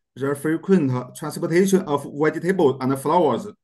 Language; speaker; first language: English; non-native, learner; Chinese